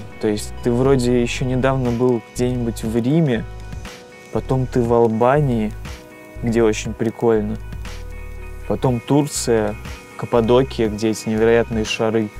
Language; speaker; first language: Russian; native; Russian